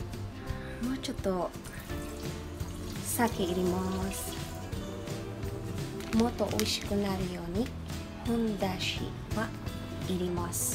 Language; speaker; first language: Japanese; non-native, fluent; Filipino